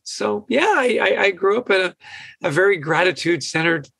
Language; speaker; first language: English; native; English